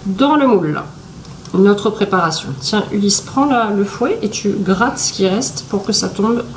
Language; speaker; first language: French; native; French